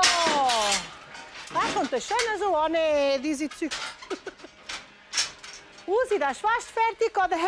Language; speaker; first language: German; non-native, learner; Portuguese